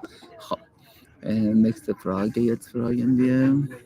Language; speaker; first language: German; non-native, learner; Persian